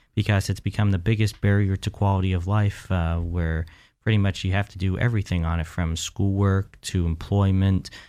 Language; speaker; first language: English; native; English